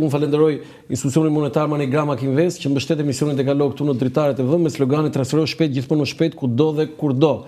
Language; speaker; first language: Albanian; native; Albanian